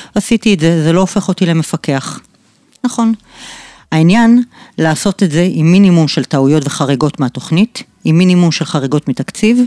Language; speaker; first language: Hebrew; non-native, fluent; English